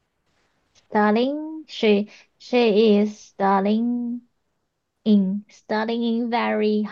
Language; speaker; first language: English; non-native, learner; Chinese